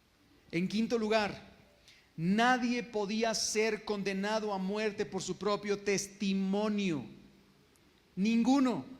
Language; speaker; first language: Spanish; native; Spanish